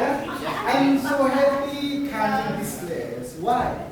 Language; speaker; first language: English; non-native, learner; Indonesian